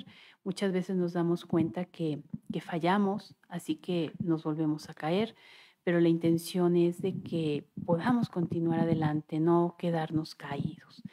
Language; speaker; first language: Spanish; native; Spanish